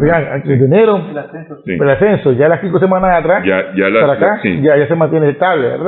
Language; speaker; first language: Spanish; native; Spanish